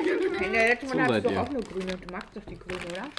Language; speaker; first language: German; native; German